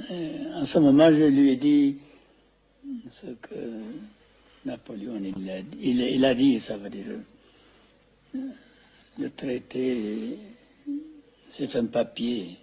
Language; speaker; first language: French; non-native, fluent; Amharic